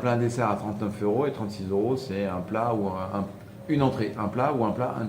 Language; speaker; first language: French; native; French